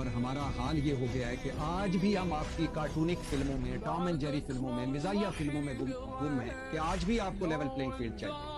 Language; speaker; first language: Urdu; non-native, local second language; Punjabi